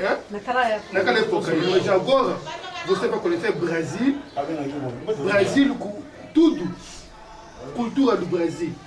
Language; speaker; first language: Portuguese; non-native, learner; Lingala